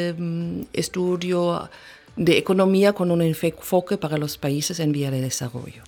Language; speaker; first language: Spanish; non-native, fluent; German